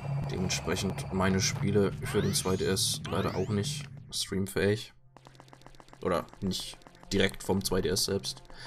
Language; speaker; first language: German; native; German